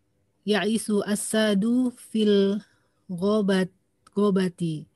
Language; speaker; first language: Arabic; non-native, learner; Indonesian